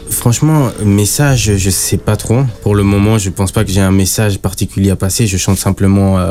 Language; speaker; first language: French; early bilingual, other home language; Spanish